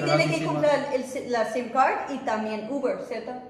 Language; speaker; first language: Spanish; non-native, fluent; English